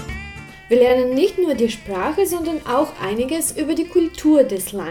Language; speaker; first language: German; non-native, fluent; Russian